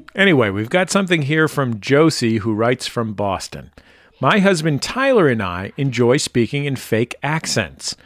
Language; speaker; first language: English; native; English